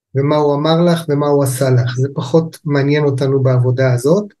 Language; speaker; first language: Hebrew; native; Hebrew